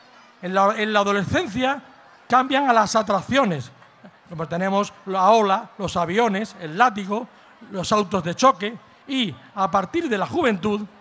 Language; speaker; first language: Spanish; native; Spanish